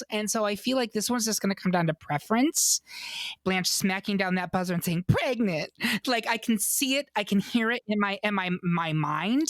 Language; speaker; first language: English; native; English